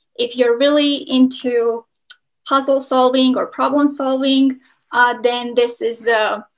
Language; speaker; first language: English; non-native, fluent; Serbian